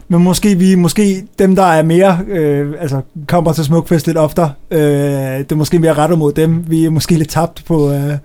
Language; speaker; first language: Danish; native; Danish